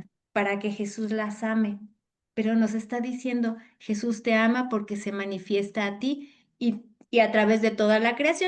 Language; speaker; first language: Spanish; native; Spanish